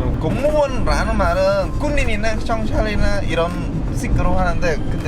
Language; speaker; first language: Korean; non-native, learner; Khmer